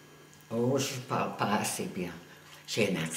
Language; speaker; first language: French; non-native, fluent; English